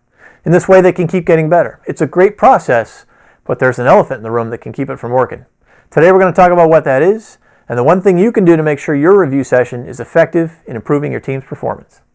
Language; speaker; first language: English; native; English